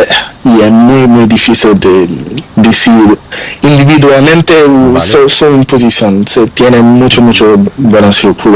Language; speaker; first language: Spanish; non-native, learner; Portuguese